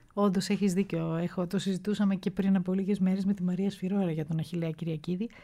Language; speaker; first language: Greek; native; Greek